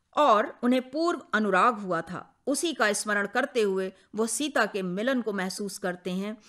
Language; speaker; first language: Hindi; native; Hindi